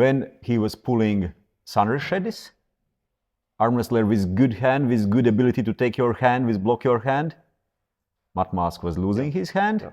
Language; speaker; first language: English; non-native, fluent; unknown